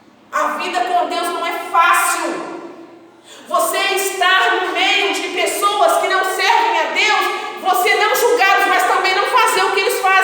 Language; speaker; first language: Portuguese; native; Portuguese